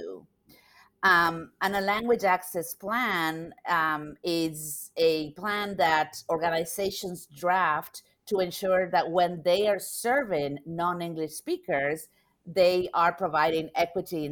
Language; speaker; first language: English; non-native, fluent; Spanish